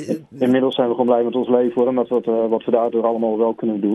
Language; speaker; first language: Dutch; native; Dutch